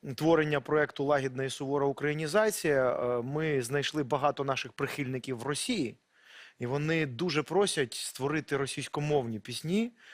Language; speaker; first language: Ukrainian; non-native, local second language; Russian